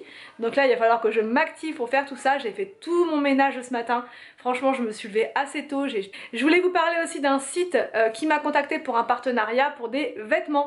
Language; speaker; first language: French; native; French